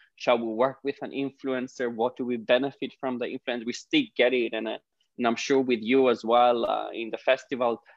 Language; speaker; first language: English; non-native, fluent; Greek